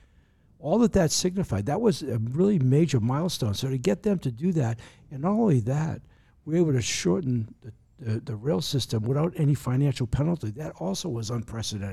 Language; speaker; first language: English; native; English